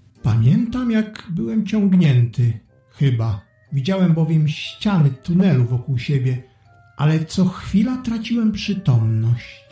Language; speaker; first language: Polish; native; Polish